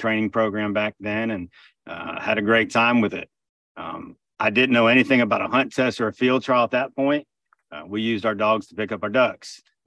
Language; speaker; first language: English; native; English